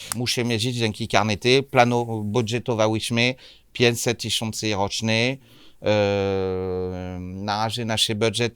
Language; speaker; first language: Polish; non-native, learner; French